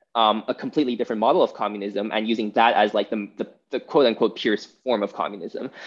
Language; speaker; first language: English; non-native, fluent; Chinese